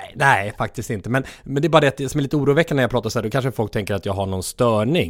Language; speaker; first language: Swedish; native; Swedish